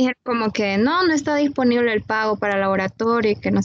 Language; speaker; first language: Spanish; native; Spanish